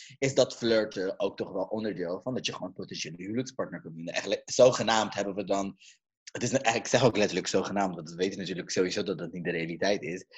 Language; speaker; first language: Dutch; early bilingual, other home language; Caribbean Hindustani